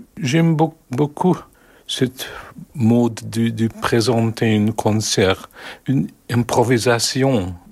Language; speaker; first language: French; non-native, learner; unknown